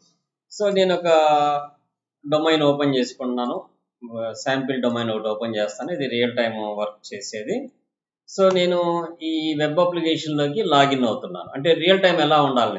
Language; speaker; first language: Telugu; native; Telugu